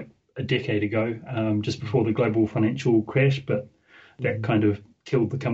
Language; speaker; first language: English; native; English